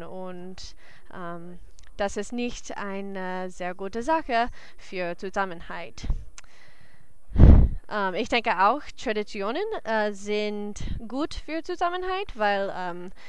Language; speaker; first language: German; non-native, learner; English